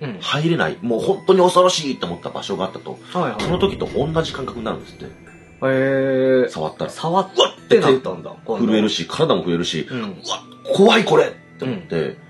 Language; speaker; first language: Japanese; native; Japanese